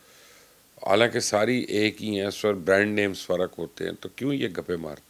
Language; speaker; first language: Urdu; native; Urdu